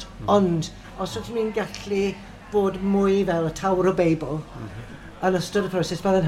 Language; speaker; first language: Welsh; non-native, fluent; English